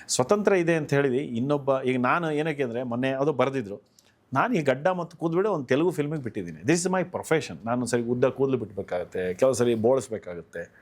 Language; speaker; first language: Kannada; native; Kannada